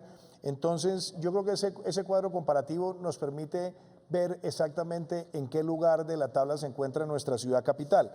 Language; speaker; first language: Spanish; native; Spanish